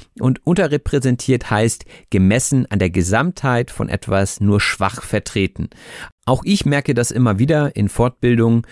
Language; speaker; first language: German; native; German